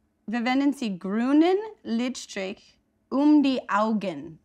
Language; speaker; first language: German; non-native, fluent; English